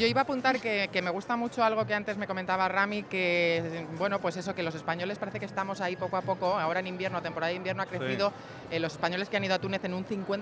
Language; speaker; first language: Spanish; native; Spanish